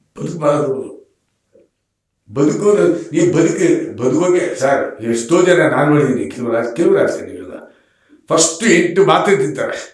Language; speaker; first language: Kannada; native; Kannada